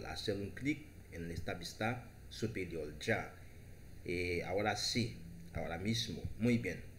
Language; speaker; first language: Spanish; non-native, learner; Haitian Creole